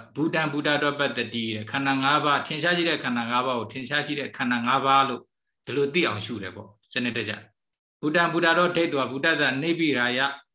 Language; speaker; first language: Burmese; native; Burmese